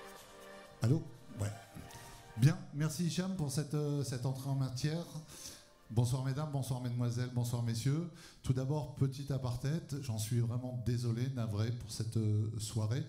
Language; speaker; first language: French; native; French